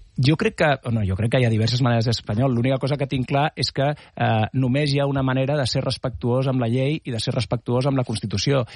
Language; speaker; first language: Catalan; non-native, local second language; Spanish